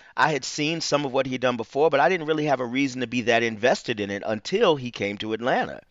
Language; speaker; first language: English; native; English